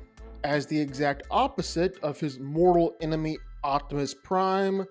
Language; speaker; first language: English; native; English